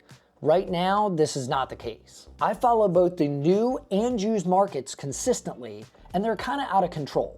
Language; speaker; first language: English; native; English